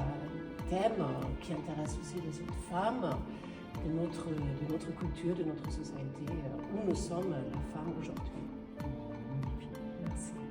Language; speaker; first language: French; non-native, fluent; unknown